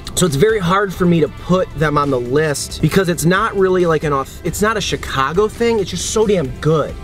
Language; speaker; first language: English; native; English